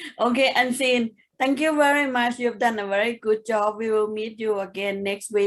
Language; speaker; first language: English; non-native, fluent; Thai